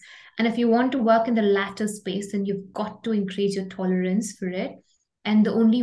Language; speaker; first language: English; non-native, local second language; Hindi